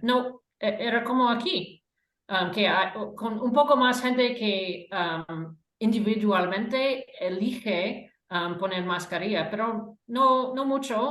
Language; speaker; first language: Spanish; non-native, fluent; English